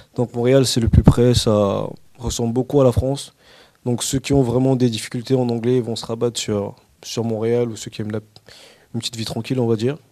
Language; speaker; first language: French; native; French